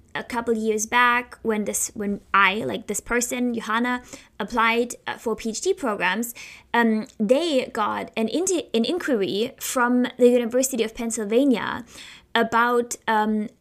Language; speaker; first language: English; non-native, fluent; German